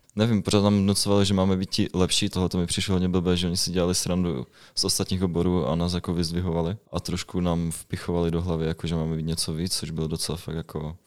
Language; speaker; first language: Czech; native; Czech